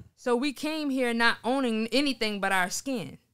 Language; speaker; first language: English; native; English